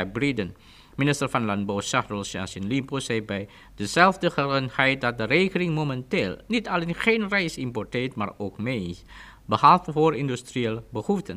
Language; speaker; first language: Dutch; non-native, fluent; Indonesian